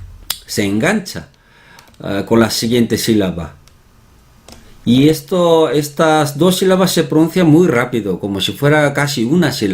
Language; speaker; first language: Spanish; non-native, fluent; Korean